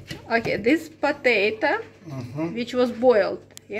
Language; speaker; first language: English; non-native, learner; Russian